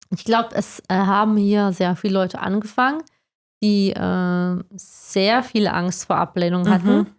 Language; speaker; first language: German; native; German